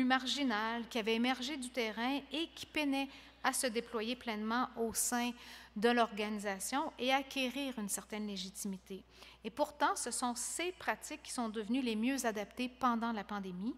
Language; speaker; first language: French; native; French